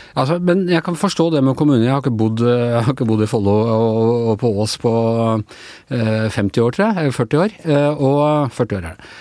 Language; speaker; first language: Norwegian; native; Norwegian